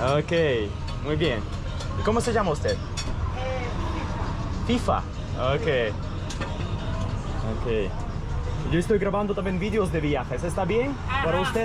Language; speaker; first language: Spanish; non-native, fluent; Russian